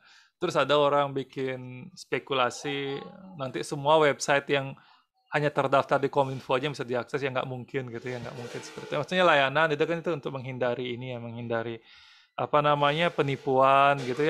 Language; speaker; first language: Indonesian; native; Indonesian